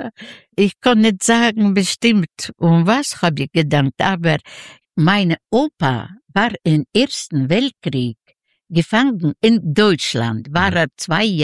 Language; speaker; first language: German; non-native, learner; Yiddish